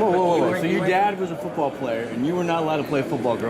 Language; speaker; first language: English; native; English